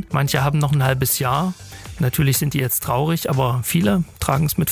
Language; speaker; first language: German; native; German